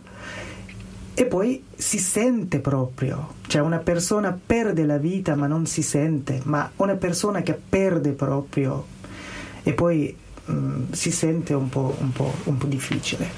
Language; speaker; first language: Italian; non-native, learner; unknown